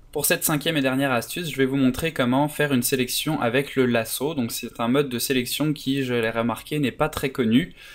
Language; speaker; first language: French; native; French